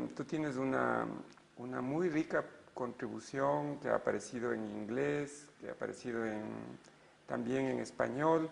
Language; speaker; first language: Spanish; native; Spanish